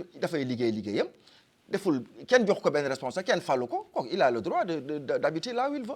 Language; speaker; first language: Wolof; native; Wolof